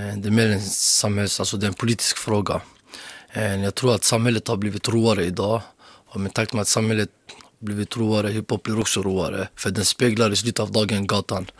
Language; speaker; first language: Swedish; early bilingual, other home language; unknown